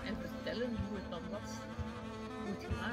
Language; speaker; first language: Dutch; native; Dutch